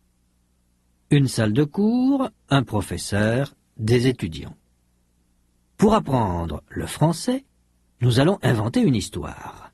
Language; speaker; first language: French; native; French